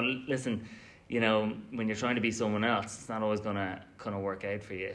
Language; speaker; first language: English; native; English